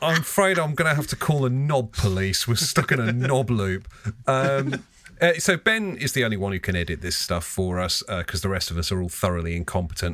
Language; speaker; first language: English; native; English